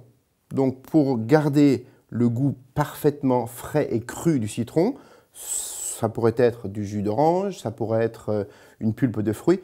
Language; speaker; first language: French; native; French